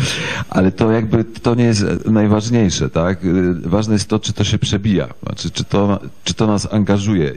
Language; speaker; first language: Polish; native; Polish